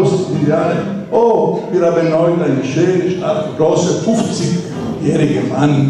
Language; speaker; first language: German; non-native, fluent; Italian